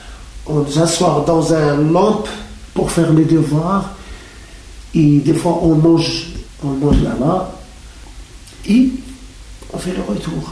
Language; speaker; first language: French; non-native, learner; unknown